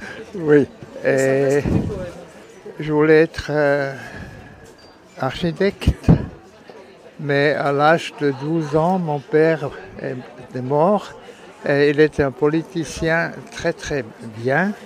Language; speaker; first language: French; non-native, local second language; German